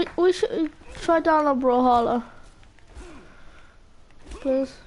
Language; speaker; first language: English; native; English